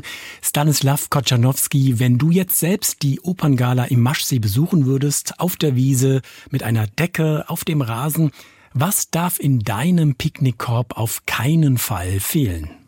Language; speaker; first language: German; native; German